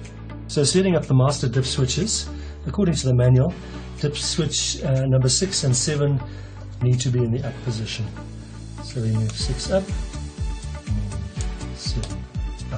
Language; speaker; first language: English; native; English